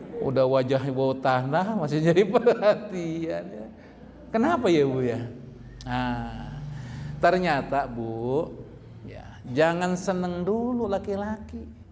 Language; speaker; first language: Indonesian; native; Indonesian